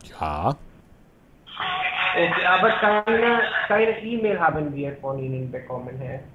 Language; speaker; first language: German; non-native, learner; Hindi